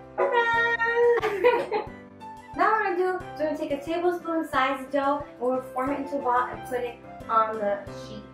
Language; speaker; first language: English; native; English